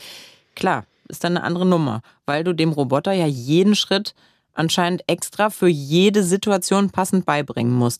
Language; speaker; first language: German; native; German